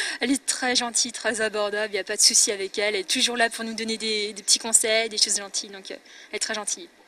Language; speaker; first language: French; native; French